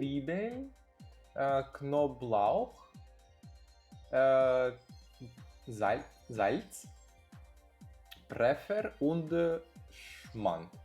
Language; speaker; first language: German; non-native, learner; Ukrainian